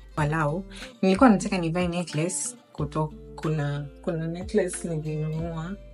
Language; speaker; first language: Swahili; native; Swahili